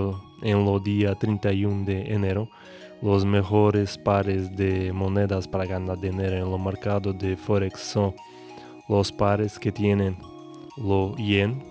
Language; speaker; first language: Spanish; non-native, learner; Portuguese